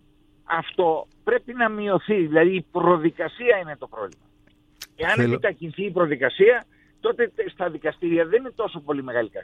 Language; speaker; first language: Greek; native; Greek